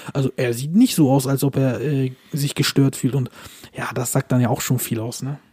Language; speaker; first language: German; early bilingual, other home language; Turkish